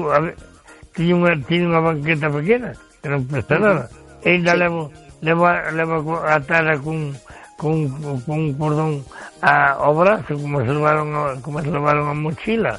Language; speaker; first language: Spanish; native; Spanish